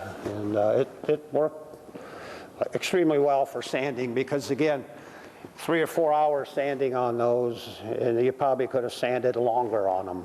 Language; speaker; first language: English; native; English